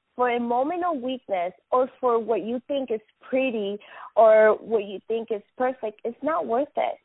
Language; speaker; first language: English; non-native, fluent; Spanish